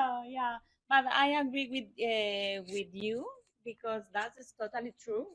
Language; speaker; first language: English; non-native, learner; Spanish